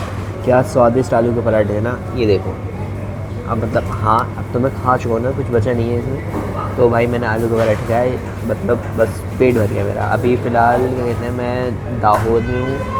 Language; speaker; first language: Hindi; native; Hindi